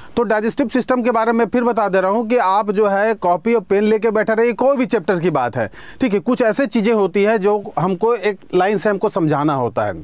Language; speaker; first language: Hindi; native; Hindi